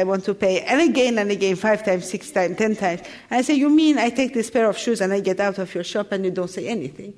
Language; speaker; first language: English; non-native, fluent; Persian